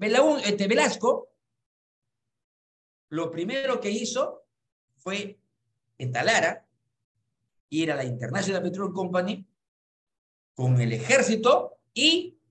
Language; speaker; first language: Spanish; native; Spanish